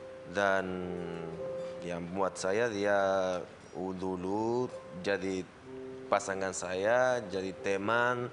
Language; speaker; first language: Indonesian; non-native, learner; Spanish